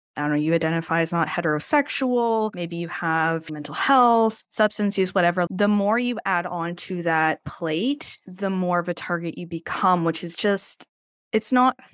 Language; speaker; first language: English; early bilingual, other home language; Norwegian